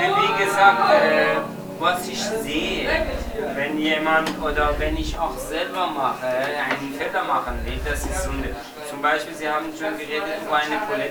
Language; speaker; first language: German; non-native, learner; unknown